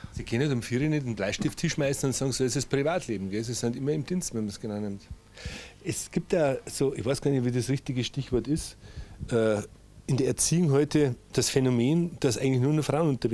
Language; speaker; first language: German; native; German